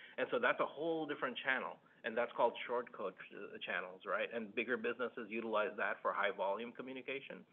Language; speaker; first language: English; early bilingual, other home language; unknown